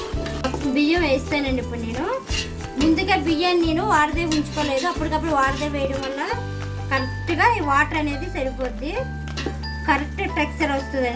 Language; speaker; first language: Telugu; native; Telugu